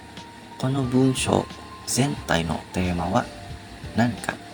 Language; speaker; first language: Japanese; non-native, learner; Indonesian